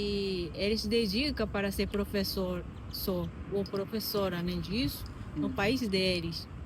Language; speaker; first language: Portuguese; non-native, fluent; Japanese